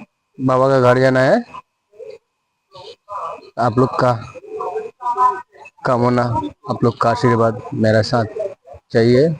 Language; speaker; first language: Hindi; non-native, local second language; Bangla